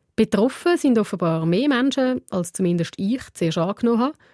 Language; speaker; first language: German; native; German